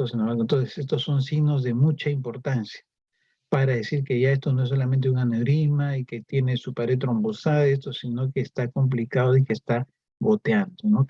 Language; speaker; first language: Spanish; native; Spanish